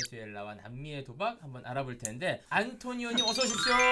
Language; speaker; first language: Korean; native; Korean